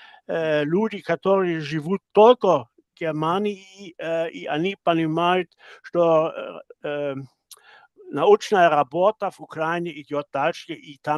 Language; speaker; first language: Russian; non-native, learner; German